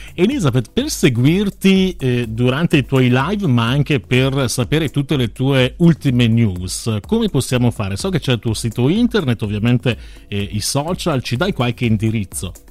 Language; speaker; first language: Italian; native; Italian